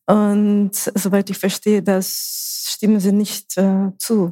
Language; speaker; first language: German; non-native, fluent; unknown